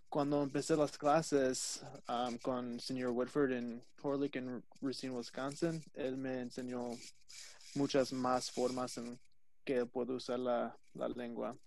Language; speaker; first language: Spanish; early bilingual, other home language; English